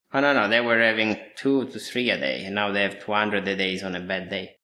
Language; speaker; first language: English; non-native, fluent; Italian